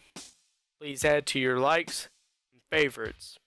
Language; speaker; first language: English; native; English